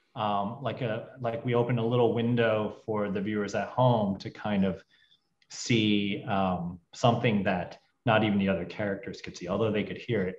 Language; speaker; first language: English; native; English